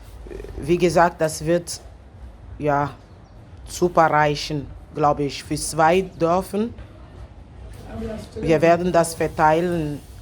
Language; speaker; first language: German; non-native, fluent; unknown